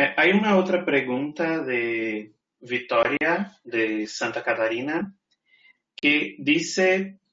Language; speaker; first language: Spanish; non-native, fluent; Portuguese